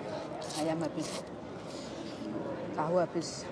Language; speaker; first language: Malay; non-native, local second language; Javanese